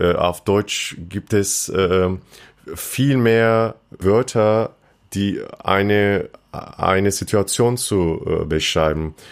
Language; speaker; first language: German; non-native, fluent; Turkish